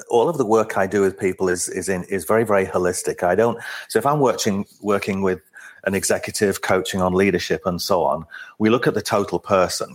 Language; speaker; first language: English; native; English